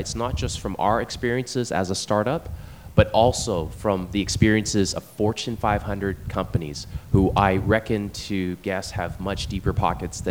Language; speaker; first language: English; non-native, fluent; Chinese